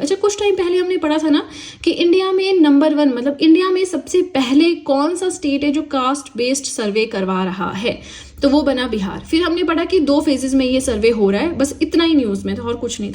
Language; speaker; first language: Hindi; native; Hindi